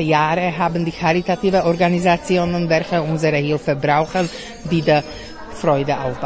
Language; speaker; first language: German; non-native, fluent; Slovak